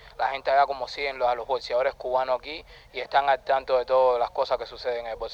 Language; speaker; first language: Spanish; native; Spanish